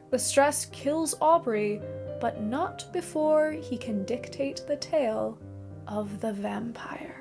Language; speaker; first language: English; native; English